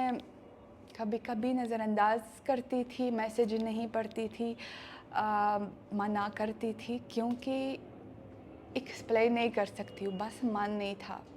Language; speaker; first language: Hindi; non-native, learner; Russian